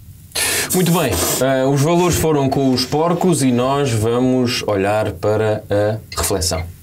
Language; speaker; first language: Portuguese; native; Portuguese